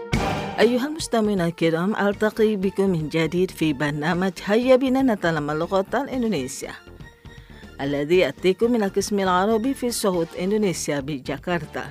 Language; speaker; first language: Arabic; non-native, fluent; Indonesian